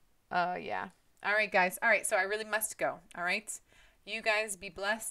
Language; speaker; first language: English; native; English